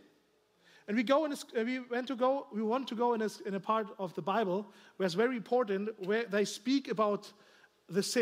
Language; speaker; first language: English; non-native, learner; German